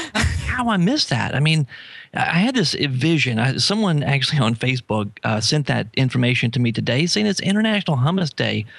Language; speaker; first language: English; native; English